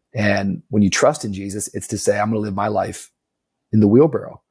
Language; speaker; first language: English; native; English